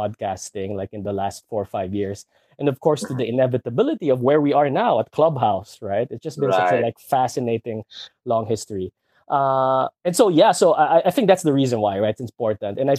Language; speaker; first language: English; non-native, local second language; Filipino